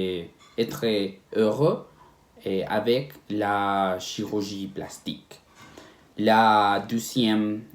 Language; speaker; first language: French; non-native, learner; Spanish